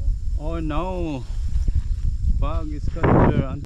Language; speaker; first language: English; non-native, learner; Filipino